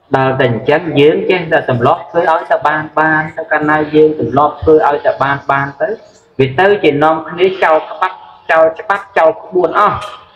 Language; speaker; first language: Khmer; native; Khmer